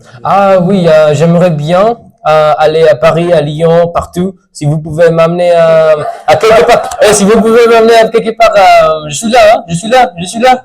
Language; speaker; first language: French; non-native, learner; Spanish